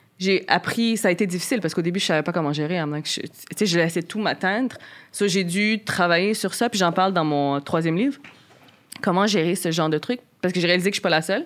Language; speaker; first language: French; early bilingual, other home language; Arabic